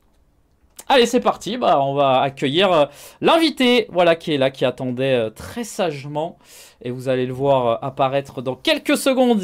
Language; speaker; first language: French; native; French